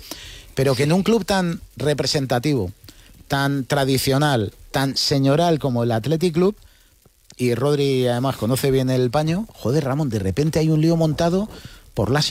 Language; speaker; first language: Spanish; native; Spanish